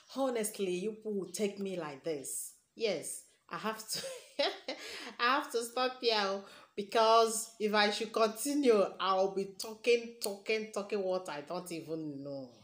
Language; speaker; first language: English; non-native, local second language; Igbo